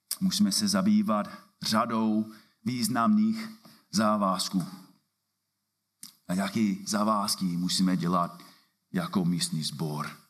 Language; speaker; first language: Czech; non-native, fluent; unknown